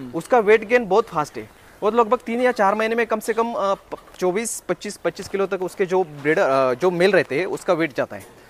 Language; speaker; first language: Hindi; non-native, local second language; Marathi